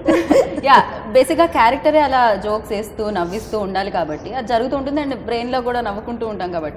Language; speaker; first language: Telugu; native; Telugu